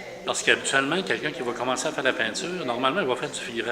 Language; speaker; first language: French; native; French